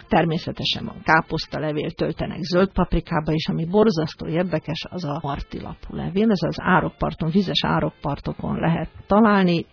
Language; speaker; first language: Hungarian; native; Hungarian